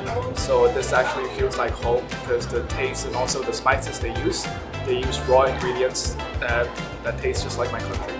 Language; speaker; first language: English; non-native, fluent; Burmese